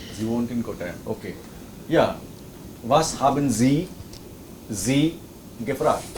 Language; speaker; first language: German; non-native, fluent; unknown